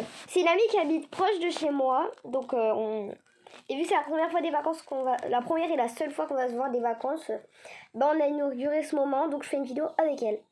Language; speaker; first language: French; native; French